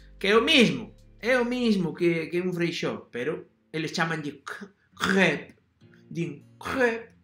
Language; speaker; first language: Galician; non-native, local second language; Spanish